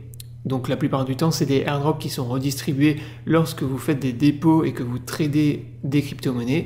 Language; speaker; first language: French; native; French